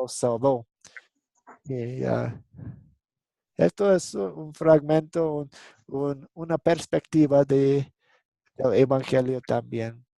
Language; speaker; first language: Spanish; non-native, fluent; English